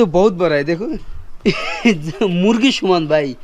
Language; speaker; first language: Hindi; non-native, learner; Bangla